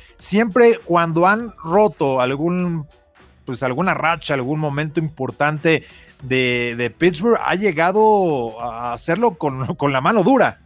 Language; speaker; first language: Spanish; native; Spanish